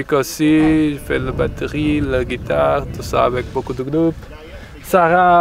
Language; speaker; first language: French; non-native, learner; Portuguese